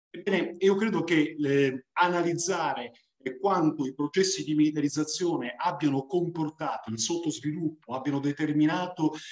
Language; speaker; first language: Italian; native; Italian